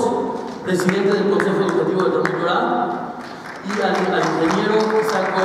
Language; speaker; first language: Spanish; native; Spanish